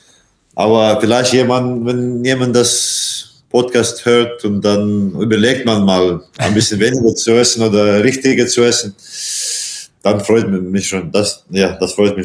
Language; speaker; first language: German; non-native, fluent; Latvian